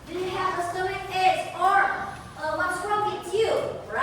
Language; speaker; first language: English; non-native, learner; Indonesian